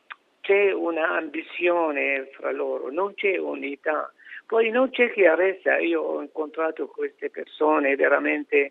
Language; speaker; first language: Italian; non-native, fluent; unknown